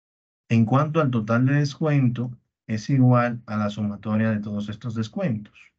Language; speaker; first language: Spanish; native; Spanish